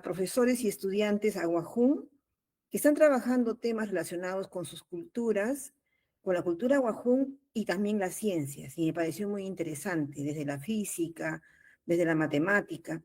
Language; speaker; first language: Spanish; native; Spanish